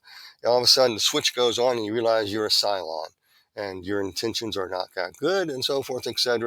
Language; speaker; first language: English; native; English